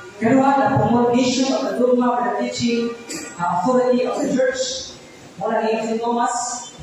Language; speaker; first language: English; non-native, local second language; Cebuano